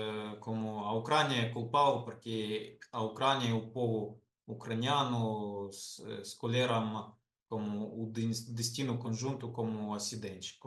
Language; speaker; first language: Portuguese; non-native, fluent; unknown